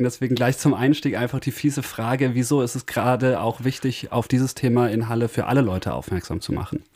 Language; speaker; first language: German; native; German